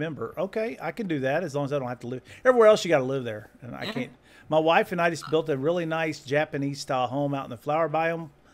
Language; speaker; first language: English; native; English